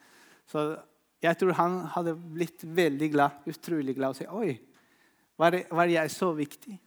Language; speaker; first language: Norwegian; non-native, fluent; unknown